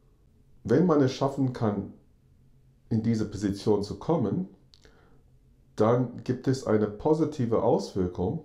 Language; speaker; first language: German; non-native, fluent; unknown